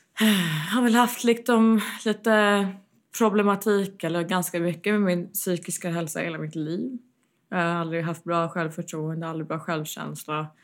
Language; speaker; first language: Swedish; early bilingual, heritage; Swedish